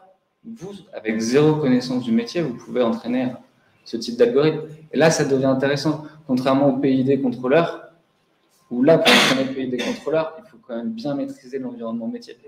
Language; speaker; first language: French; native; French